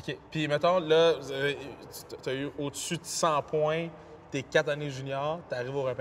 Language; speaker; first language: French; native; French